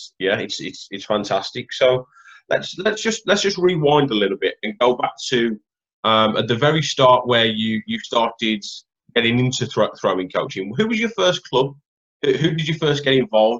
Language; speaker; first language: English; native; English